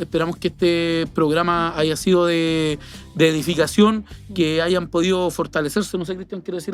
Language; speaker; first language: Spanish; native; Spanish